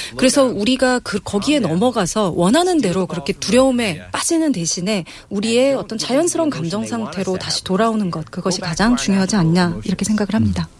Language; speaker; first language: Korean; non-native, fluent; English